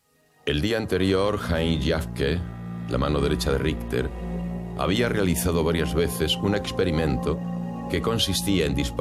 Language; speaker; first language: Spanish; native; Spanish